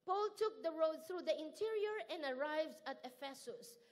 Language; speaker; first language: English; non-native, local second language; Filipino